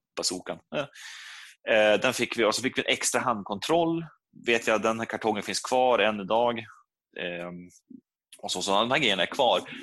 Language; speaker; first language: Swedish; native; Swedish